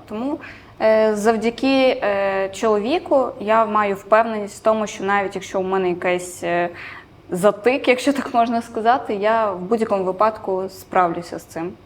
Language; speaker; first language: Ukrainian; non-native, local second language; Romanian